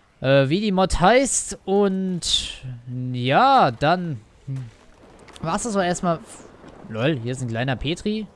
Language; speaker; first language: German; native; German